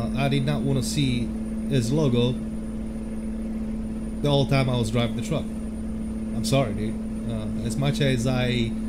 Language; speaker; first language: English; early bilingual, other home language; Italian